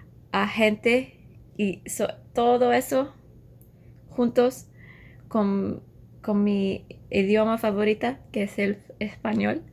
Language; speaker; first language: Spanish; non-native, learner; English